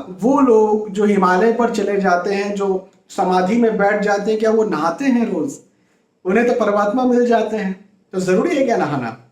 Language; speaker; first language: Hindi; native; Hindi